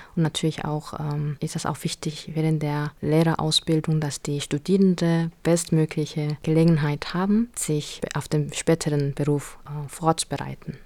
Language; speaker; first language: German; non-native, fluent; Korean